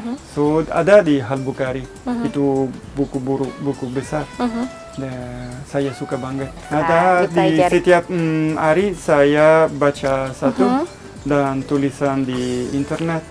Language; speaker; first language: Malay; non-native, learner; Italian